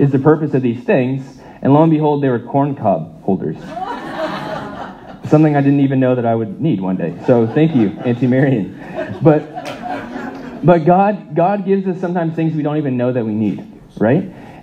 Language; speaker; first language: English; native; English